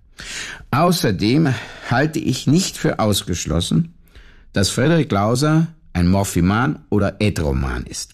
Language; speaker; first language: German; native; German